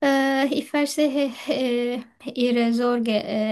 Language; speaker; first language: German; non-native, learner; Turkish